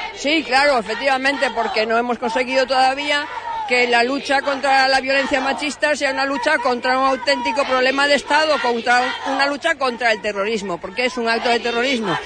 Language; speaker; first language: Spanish; native; Spanish